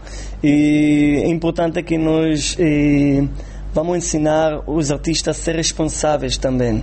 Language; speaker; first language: Portuguese; non-native, fluent; Hebrew